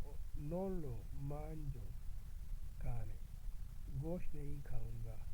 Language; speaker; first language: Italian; non-native, learner; Urdu